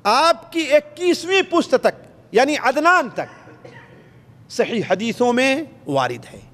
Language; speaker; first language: Urdu; native; Urdu